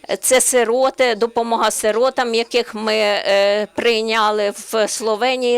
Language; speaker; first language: Ukrainian; non-native, learner; Slovenian